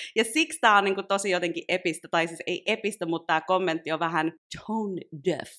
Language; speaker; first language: Finnish; native; Finnish